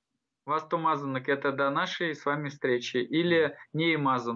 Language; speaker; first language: Russian; non-native, local second language; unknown